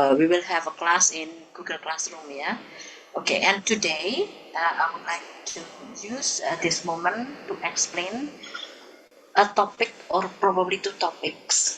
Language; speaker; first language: English; non-native, fluent; Indonesian